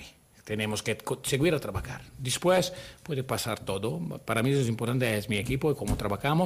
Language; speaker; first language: Spanish; non-native, learner; Italian